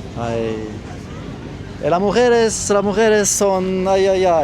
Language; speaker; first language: Spanish; non-native, learner; German